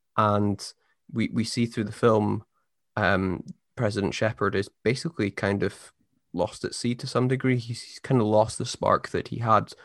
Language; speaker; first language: English; native; English